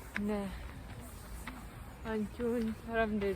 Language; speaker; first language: Korean; non-native, learner; Ukrainian